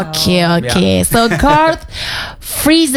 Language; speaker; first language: English; non-native, fluent; Indonesian